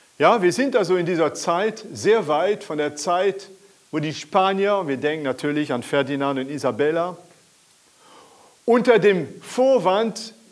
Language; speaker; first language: German; non-native, fluent; French